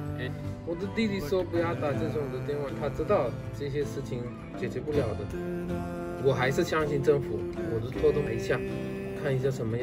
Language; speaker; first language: Chinese; non-native, fluent; Hindi